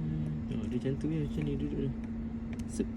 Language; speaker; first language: Malay; native; Malay